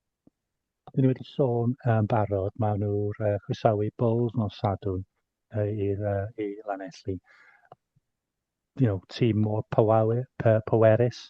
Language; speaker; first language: Welsh; non-native, fluent; English